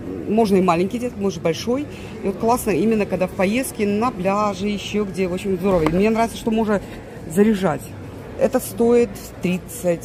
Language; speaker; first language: Russian; native; Russian